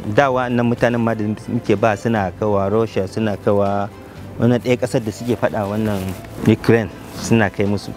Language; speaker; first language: Hausa; native; Hausa